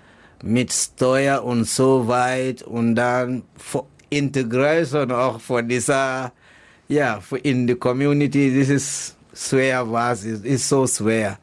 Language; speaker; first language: German; non-native, learner; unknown